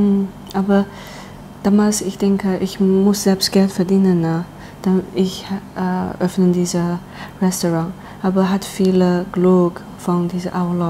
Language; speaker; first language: German; non-native, learner; Chinese